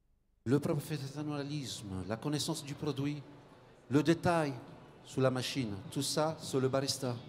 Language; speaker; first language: French; native; French